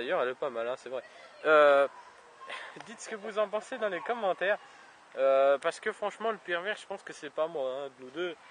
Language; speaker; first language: French; native; French